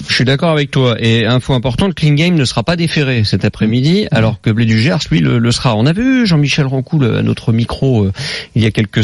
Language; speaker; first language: French; native; French